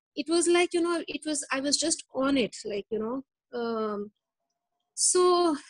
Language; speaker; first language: English; non-native, local second language; Hindi